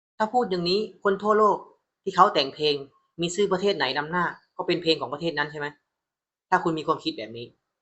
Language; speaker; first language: Thai; native; Thai